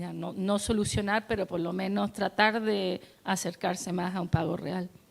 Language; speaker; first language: Spanish; non-native, fluent; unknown